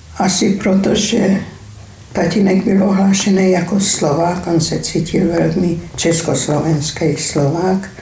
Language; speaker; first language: Czech; non-native, fluent; Hungarian